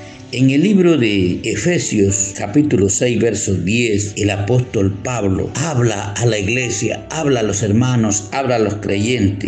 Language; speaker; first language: Spanish; native; Spanish